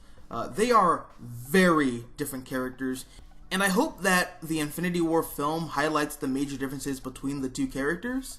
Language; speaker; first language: English; native; English